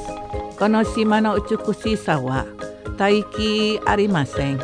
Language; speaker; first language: Japanese; non-native, fluent; Indonesian